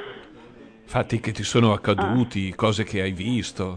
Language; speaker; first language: Italian; native; Italian